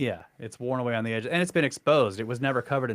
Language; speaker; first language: English; native; English